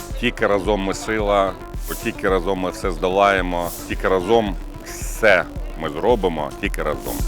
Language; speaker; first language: Ukrainian; non-native, local second language; Russian